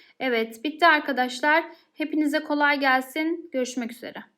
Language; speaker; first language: Turkish; native; Turkish